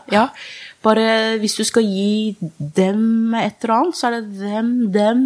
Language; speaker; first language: Norwegian; early bilingual, other home language; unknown